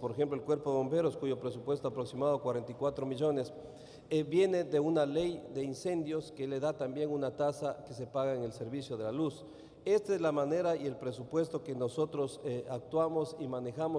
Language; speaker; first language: Spanish; native; Spanish